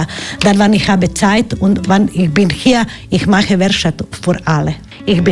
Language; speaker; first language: German; non-native, learner; Croatian